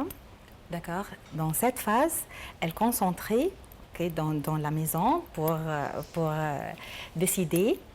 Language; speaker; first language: French; non-native, learner; Arabic